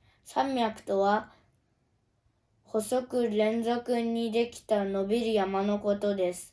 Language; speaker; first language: Japanese; early bilingual, other home language; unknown